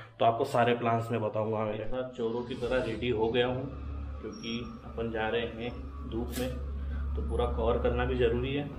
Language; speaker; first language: Hindi; native; Hindi